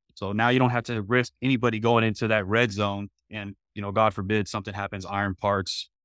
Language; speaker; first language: English; native; English